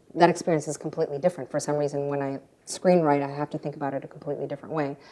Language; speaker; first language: English; early bilingual, other home language; Russian